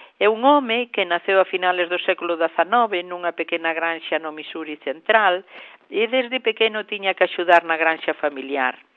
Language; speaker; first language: Galician; native; Galician